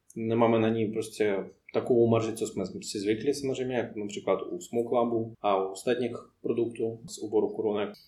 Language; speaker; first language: Czech; non-native, fluent; Russian